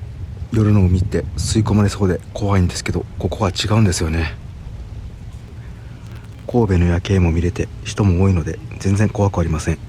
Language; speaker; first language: Japanese; native; Japanese